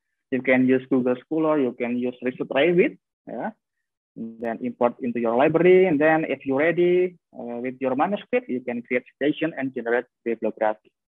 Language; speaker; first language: English; non-native, fluent; Indonesian